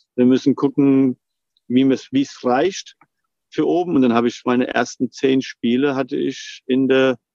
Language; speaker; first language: German; native; German